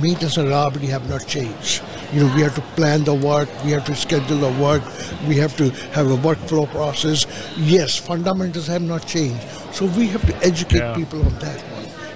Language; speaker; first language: English; native; English